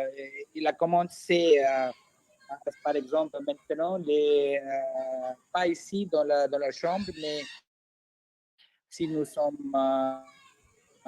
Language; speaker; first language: French; non-native, learner; Hindi